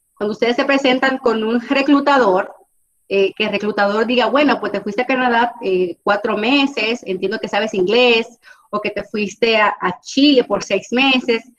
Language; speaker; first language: Spanish; native; Spanish